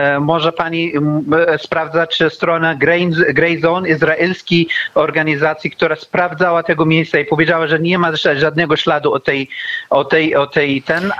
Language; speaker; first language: Polish; non-native, learner; Arabic